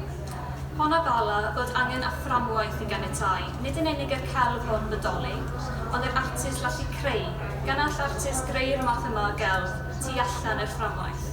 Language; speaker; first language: Welsh; native; Welsh